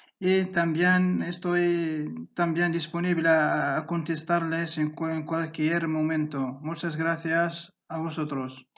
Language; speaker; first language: Spanish; non-native, fluent; Arabic